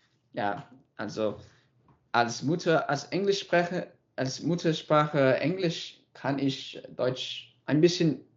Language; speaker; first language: German; non-native, learner; English